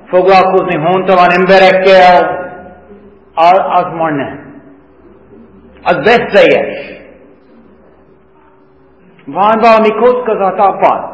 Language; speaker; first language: Hungarian; non-native, fluent; English